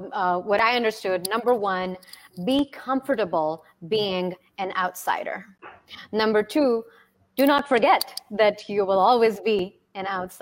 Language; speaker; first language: English; non-native, local second language; Hindi